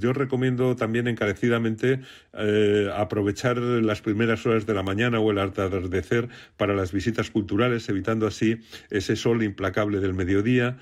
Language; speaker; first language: Spanish; native; Spanish